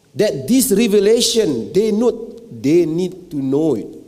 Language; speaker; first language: English; non-native, local second language; Malay